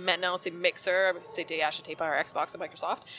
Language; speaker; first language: French; non-native, learner; English